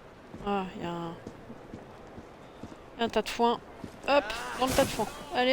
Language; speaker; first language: French; native; French